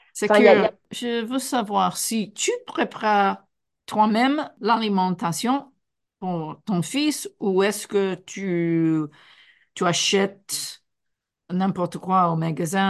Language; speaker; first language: French; non-native, fluent; English